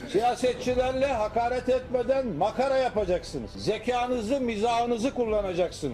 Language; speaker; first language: Turkish; native; Turkish